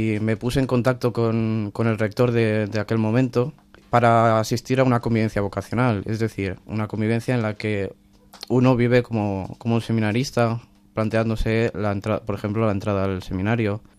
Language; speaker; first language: Spanish; native; Spanish